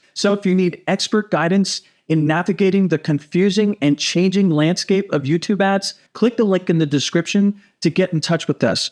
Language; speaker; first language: English; native; English